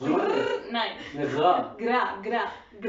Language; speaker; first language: German; non-native, learner; Spanish